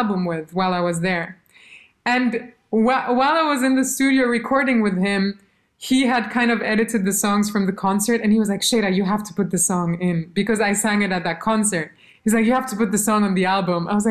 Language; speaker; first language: English; non-native, fluent; Albanian